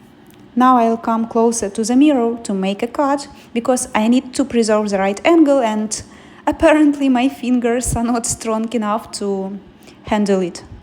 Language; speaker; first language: English; non-native, fluent; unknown